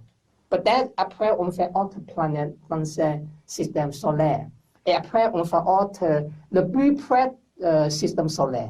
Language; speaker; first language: French; non-native, learner; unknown